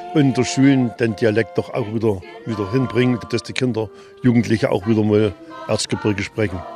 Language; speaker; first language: German; native; German